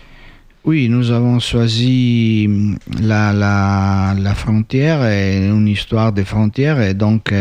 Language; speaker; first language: French; non-native, fluent; Italian